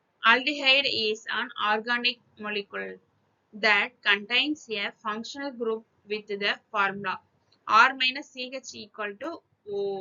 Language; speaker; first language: English; non-native, local second language; Tamil